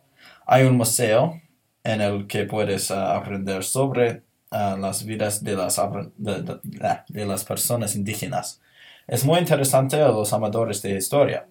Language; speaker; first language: Spanish; non-native, learner; English